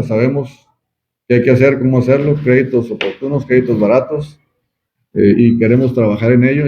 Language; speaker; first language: Spanish; native; Spanish